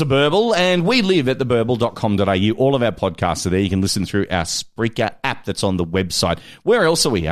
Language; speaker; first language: English; native; English